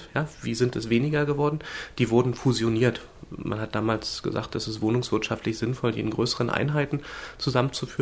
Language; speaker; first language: German; native; German